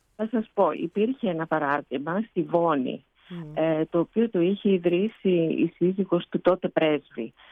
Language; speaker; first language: Greek; early bilingual, heritage; Greek